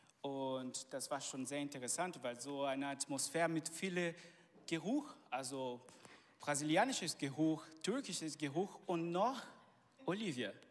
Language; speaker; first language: German; non-native, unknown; Portuguese